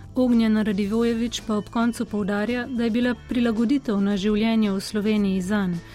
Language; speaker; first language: Slovenian; native; Slovenian